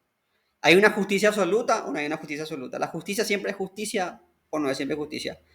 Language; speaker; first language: Spanish; native; Spanish